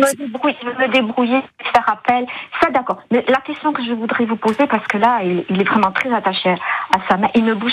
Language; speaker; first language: French; native; French